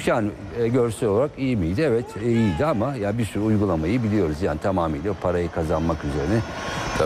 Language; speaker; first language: Turkish; native; Turkish